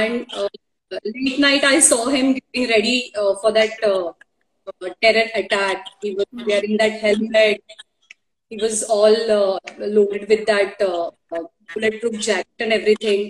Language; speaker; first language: English; non-native, local second language; Marathi